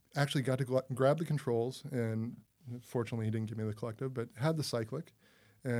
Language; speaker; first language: English; native; English